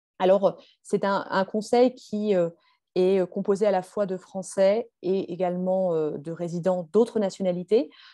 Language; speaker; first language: French; native; French